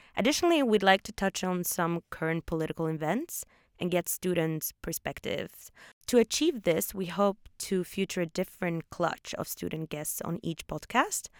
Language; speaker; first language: English; early bilingual, other home language; Polish